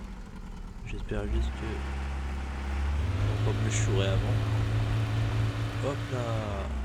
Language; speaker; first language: French; native; French